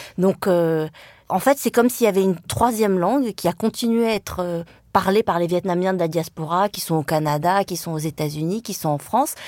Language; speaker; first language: French; early bilingual, other home language; Vietnamese